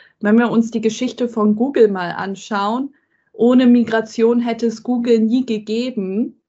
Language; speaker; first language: German; early bilingual, other home language; Persian